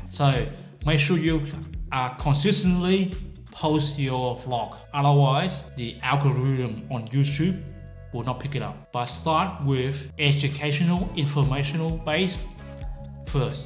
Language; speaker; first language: English; non-native, fluent; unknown